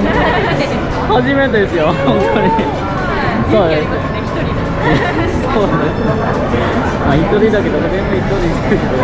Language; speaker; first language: Japanese; non-native, learner; Indonesian